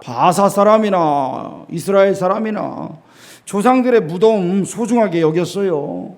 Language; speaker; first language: Korean; native; Korean